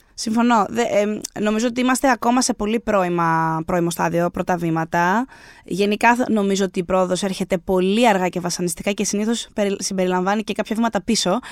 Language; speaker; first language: Greek; native; Greek